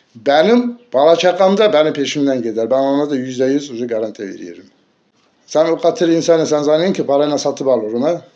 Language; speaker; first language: Turkish; native; Turkish